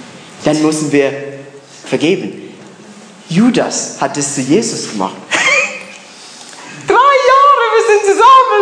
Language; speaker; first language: German; non-native, learner; English